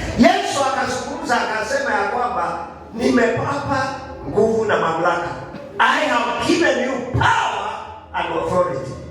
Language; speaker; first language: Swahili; non-native, local second language; Kikuyu